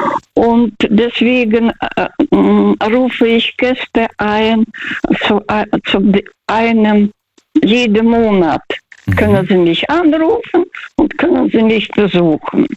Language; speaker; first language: German; non-native, fluent; Russian